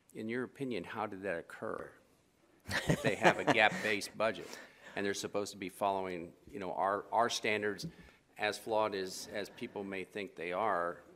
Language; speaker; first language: English; native; English